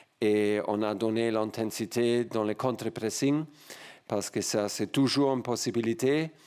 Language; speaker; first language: French; non-native, learner; German